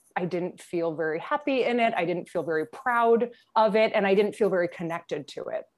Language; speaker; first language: English; native; English